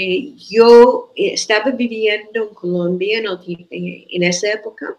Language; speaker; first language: Spanish; non-native, fluent; English